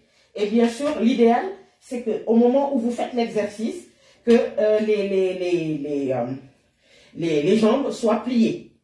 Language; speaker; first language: French; native; French